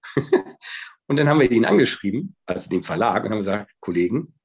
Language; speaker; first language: German; native; German